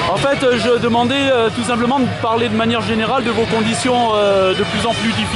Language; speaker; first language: French; native; French